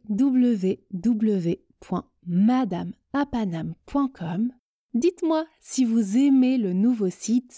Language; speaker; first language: French; native; French